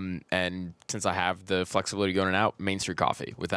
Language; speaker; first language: English; early bilingual, heritage; Persian